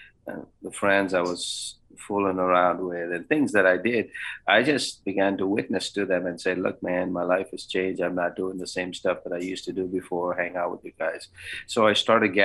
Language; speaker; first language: English; non-native, local second language; Kannada